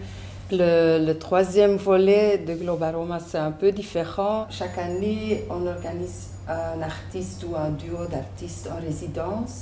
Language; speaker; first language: French; native; French